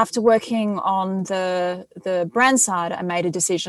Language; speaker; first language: English; native; English